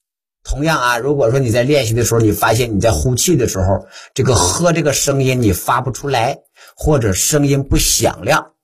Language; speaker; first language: Chinese; native; Chinese